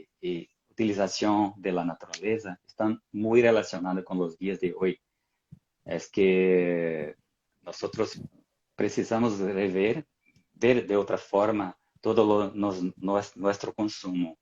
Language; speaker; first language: Spanish; non-native, fluent; Portuguese